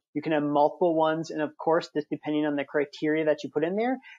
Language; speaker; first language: English; native; English